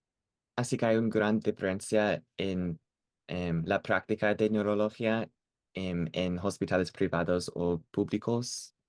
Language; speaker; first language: Spanish; non-native, learner; English